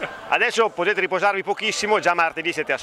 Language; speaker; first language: Italian; native; Italian